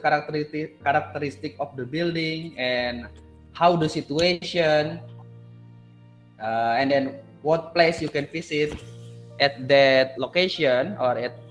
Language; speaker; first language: English; non-native, learner; Indonesian